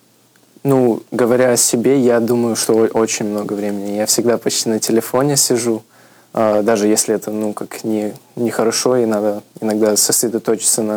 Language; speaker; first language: Russian; early bilingual, heritage; Russian